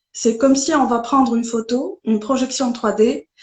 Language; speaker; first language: French; non-native, local second language; Arabic